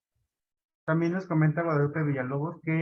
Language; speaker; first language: Spanish; native; Spanish